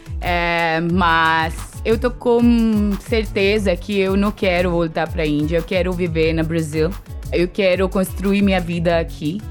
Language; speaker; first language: Portuguese; non-native, learner; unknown